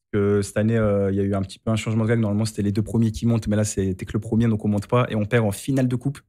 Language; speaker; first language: French; native; French